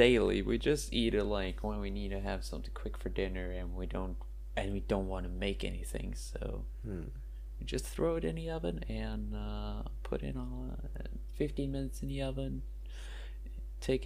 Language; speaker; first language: English; non-native, fluent; Norwegian